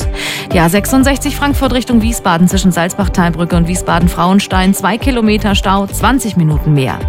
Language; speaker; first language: German; native; German